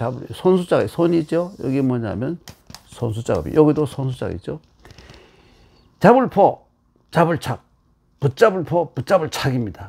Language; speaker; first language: Korean; native; Korean